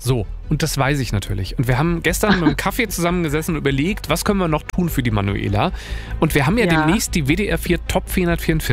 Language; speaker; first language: German; native; German